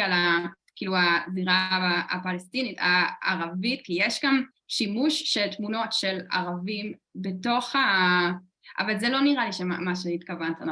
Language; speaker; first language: Hebrew; non-native, fluent; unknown